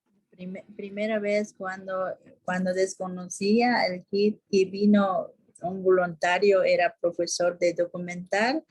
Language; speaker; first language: Spanish; non-native, local second language; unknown